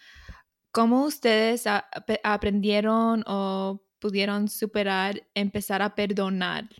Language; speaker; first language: Spanish; early bilingual, heritage; Spanish